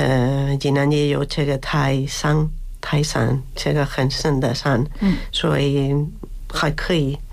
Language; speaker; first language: Chinese; non-native, fluent; Spanish